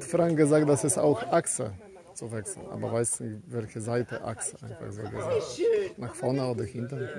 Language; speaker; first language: German; non-native, learner; Polish